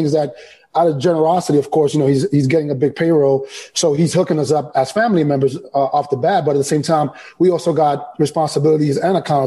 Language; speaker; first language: English; early bilingual, other home language; Spanish